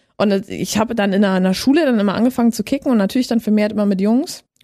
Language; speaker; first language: German; native; German